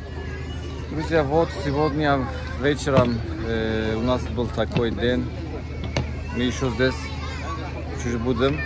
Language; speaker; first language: Russian; non-native, learner; Turkish